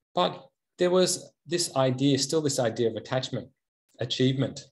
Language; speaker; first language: English; native; English